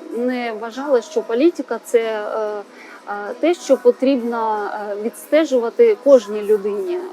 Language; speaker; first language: Ukrainian; non-native, fluent; Russian